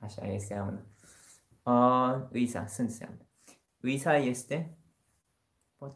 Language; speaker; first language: Romanian; non-native, learner; Korean